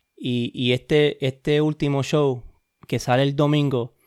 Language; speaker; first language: Spanish; early bilingual, heritage; Spanish